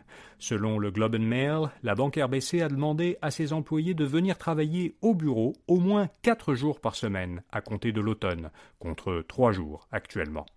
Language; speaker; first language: French; native; French